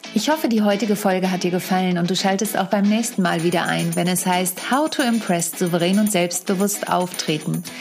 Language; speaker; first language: German; native; German